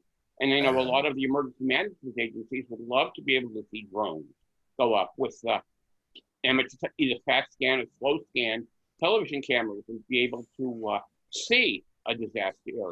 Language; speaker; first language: English; native; English